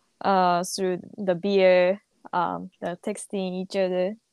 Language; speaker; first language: English; non-native, learner; Japanese